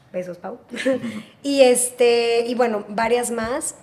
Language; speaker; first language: Spanish; native; Spanish